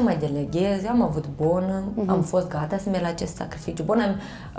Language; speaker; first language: Romanian; native; Romanian